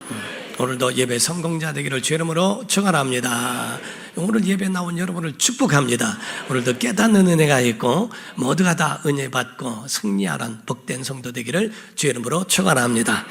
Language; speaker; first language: Korean; native; Korean